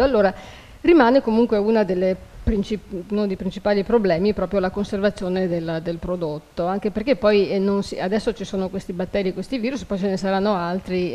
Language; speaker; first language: Italian; native; Italian